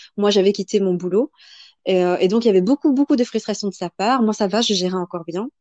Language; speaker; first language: French; early bilingual, other home language; Vietnamese